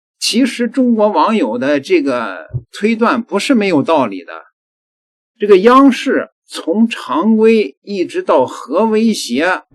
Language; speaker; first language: Chinese; native; Chinese